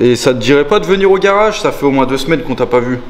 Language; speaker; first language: French; native; French